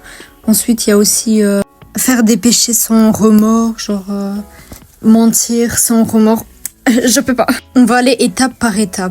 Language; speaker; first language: French; native; French